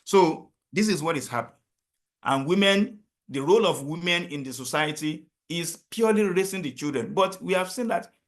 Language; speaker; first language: English; non-native, local second language; Yoruba